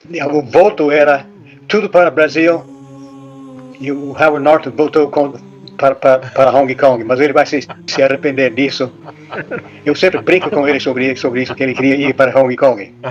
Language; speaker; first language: Portuguese; non-native, fluent; English